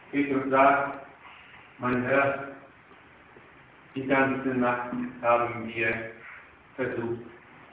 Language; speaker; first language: German; non-native, fluent; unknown